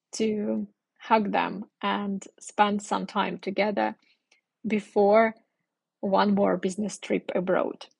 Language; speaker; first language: English; non-native, fluent; Ukrainian